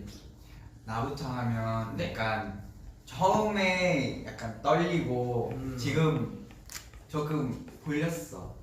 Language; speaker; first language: Korean; non-native, fluent; Vietnamese